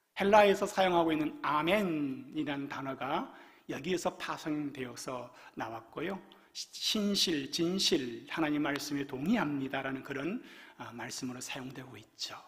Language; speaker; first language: Korean; native; Korean